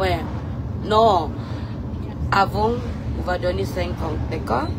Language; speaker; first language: French; non-native, learner; Filipino